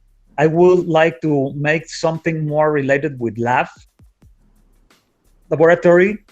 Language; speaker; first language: English; non-native, fluent; Spanish